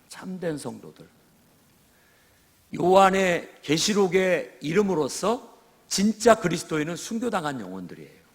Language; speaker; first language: Korean; native; Korean